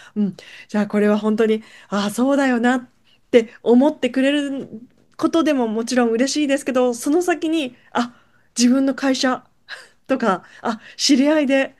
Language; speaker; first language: Japanese; native; Japanese